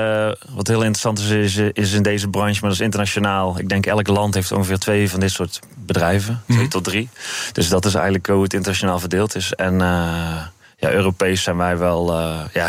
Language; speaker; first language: Dutch; native; Dutch